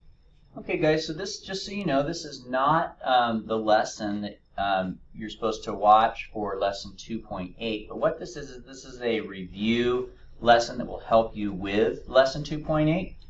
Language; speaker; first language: English; native; English